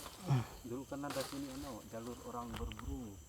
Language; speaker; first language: Malay; native; Malay